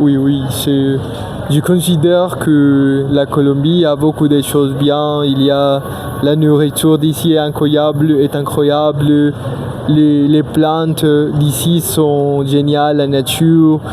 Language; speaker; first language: French; non-native, learner; Spanish